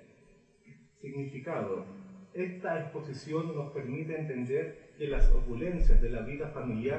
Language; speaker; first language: Spanish; native; Spanish